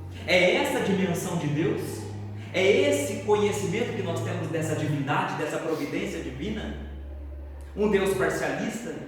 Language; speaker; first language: Portuguese; native; Portuguese